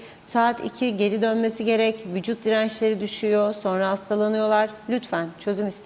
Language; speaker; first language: Turkish; native; Turkish